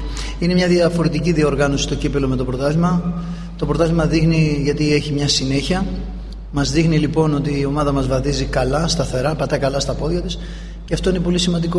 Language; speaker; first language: Greek; native; Greek